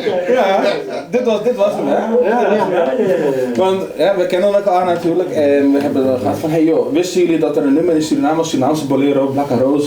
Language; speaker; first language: Dutch; native; Dutch